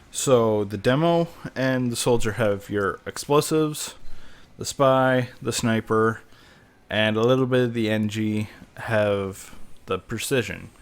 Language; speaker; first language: English; native; English